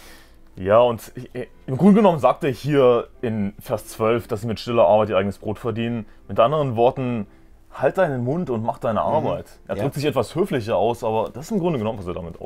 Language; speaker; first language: German; native; German